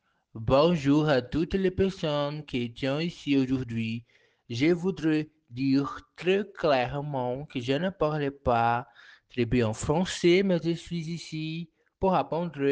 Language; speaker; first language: French; non-native, learner; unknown